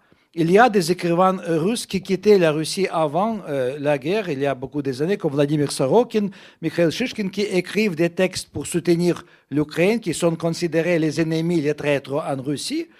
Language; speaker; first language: French; non-native, fluent; Russian